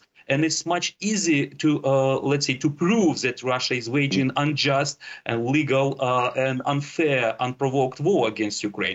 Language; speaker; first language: English; non-native, fluent; Russian